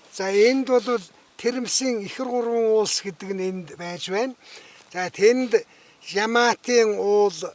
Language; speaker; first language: Mongolian; native; Mongolian